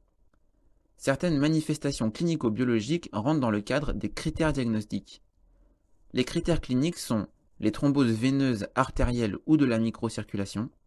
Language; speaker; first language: French; native; French